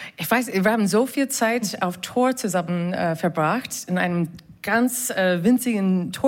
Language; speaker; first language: German; non-native, fluent; English